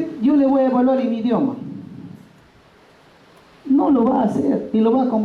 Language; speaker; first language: Spanish; native; Spanish